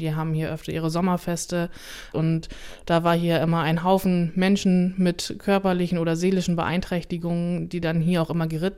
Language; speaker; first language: German; native; German